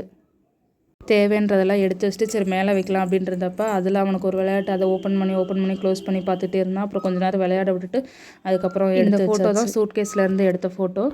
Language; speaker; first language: Tamil; native; Tamil